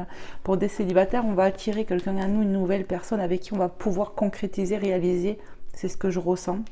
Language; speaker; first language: French; native; French